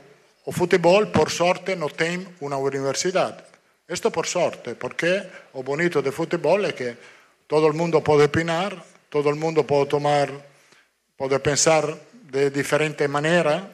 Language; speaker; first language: Portuguese; non-native, fluent; Italian